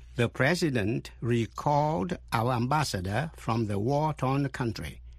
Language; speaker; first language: English; non-native, fluent; Vietnamese